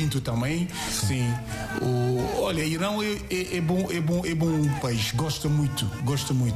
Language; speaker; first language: Portuguese; non-native, learner; Yoruba